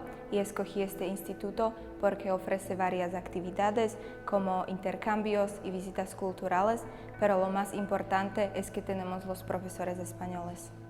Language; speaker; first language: Spanish; non-native, fluent; Slovak